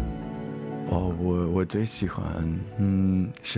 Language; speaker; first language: Chinese; early bilingual, heritage; English